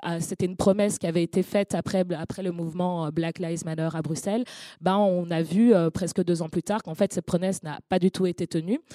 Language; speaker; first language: French; native; French